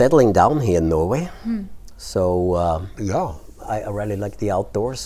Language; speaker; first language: English; non-native, fluent; German